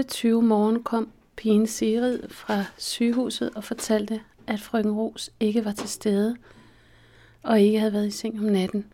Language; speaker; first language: Danish; native; Danish